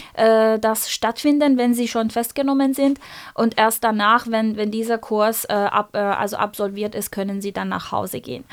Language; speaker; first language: German; non-native, fluent; Persian